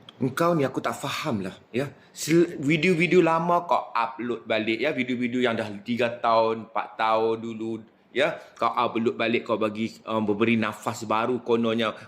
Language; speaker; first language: Malay; native; Malay